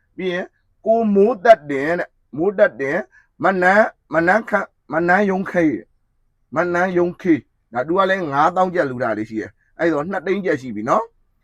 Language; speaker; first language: Burmese; native; Burmese